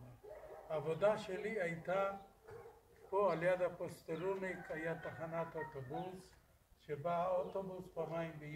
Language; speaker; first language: Hebrew; non-native, fluent; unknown